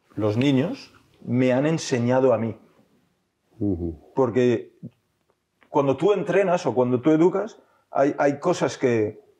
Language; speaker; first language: Spanish; early bilingual, heritage; French